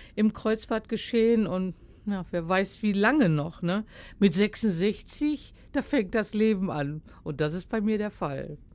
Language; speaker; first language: German; native; German